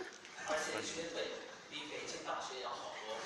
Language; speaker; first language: Chinese; non-native, fluent; Finnish